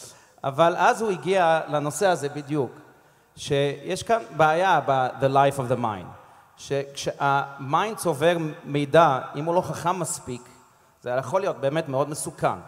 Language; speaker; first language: Hebrew; non-native, fluent; English